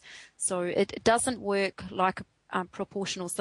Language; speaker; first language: English; native; English